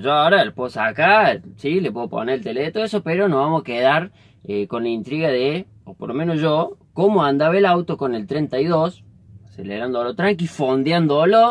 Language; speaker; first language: Spanish; native; Spanish